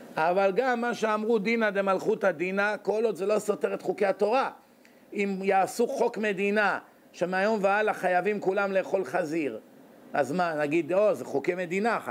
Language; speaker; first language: Hebrew; native; Hebrew